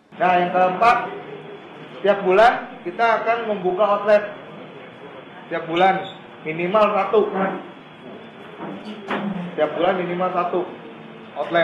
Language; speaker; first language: Malay; native; Malay